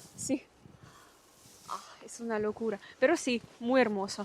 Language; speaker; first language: Spanish; non-native, learner; Russian